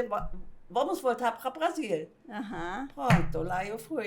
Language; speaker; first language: Portuguese; non-native, fluent; German